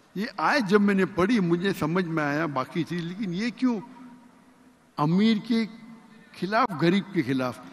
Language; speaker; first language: Urdu; non-native, local second language; Konkani